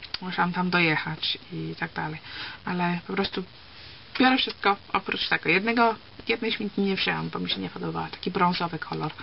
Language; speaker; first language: Polish; early bilingual, heritage; Polish